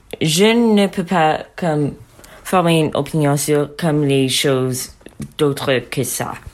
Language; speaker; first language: French; non-native, learner; English